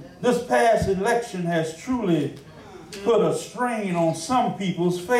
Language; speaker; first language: English; native; English